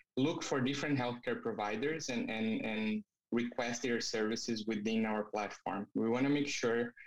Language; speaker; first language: English; non-native, fluent; Portuguese